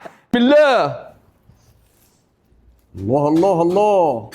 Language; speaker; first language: Arabic; native; Arabic